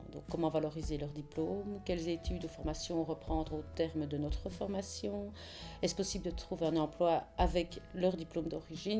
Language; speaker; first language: French; native; French